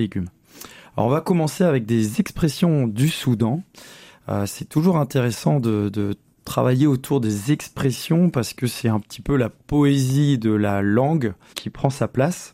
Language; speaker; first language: French; native; French